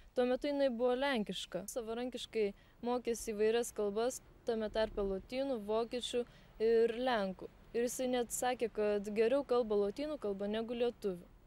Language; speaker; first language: Lithuanian; native; Lithuanian